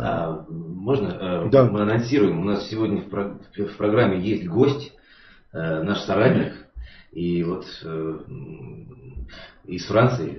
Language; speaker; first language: Russian; native; Russian